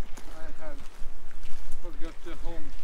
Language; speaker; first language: English; non-native, learner; Norwegian